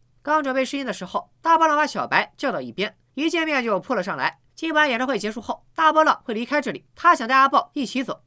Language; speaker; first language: Chinese; native; Chinese